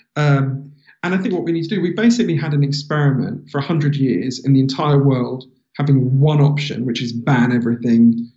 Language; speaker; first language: English; native; English